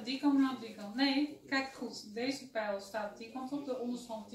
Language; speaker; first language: Dutch; native; Dutch